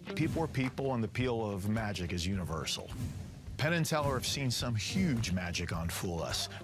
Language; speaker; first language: English; native; English